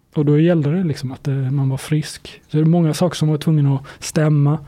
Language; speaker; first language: Swedish; native; Swedish